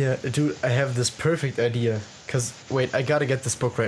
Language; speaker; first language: English; non-native, fluent; German